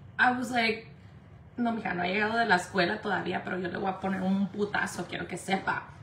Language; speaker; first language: Spanish; early bilingual, heritage; Spanish